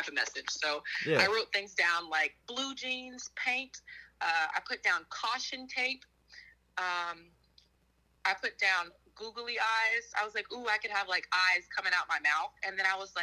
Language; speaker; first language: English; native; English